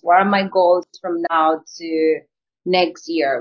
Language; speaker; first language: English; non-native, fluent; Spanish